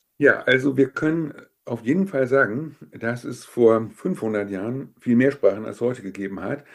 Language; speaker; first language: German; native; German